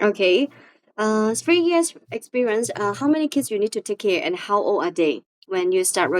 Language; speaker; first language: English; non-native, fluent; Cantonese